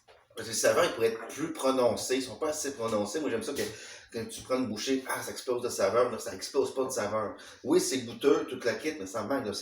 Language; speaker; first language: French; native; French